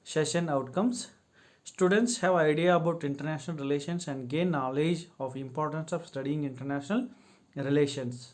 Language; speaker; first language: English; non-native, local second language; Kannada